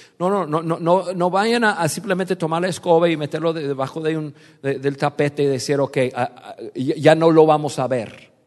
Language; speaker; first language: Spanish; non-native, fluent; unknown